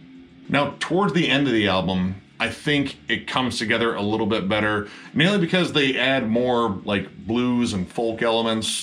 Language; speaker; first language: English; native; English